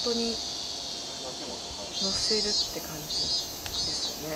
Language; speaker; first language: Japanese; native; Japanese